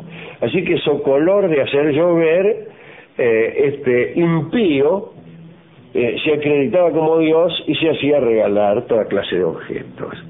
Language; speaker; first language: Spanish; native; Spanish